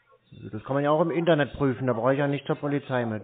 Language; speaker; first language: German; native; German